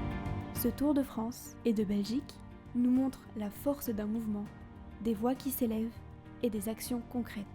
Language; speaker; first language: French; native; French